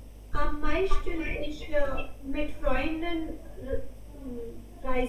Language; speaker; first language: German; non-native, learner; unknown